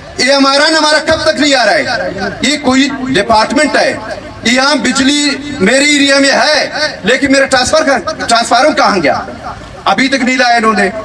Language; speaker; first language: Urdu; non-native, local second language; Baluchi